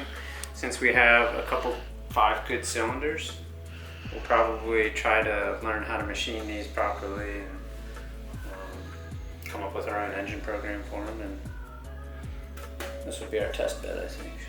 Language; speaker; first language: English; native; English